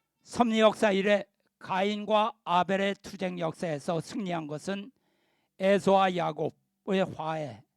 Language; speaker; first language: Korean; native; Korean